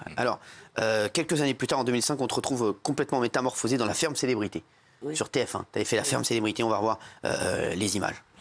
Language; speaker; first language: French; native; French